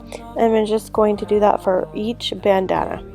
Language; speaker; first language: English; native; English